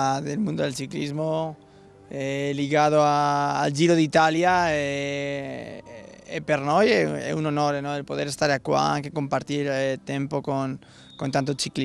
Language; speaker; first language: Italian; non-native, learner; Spanish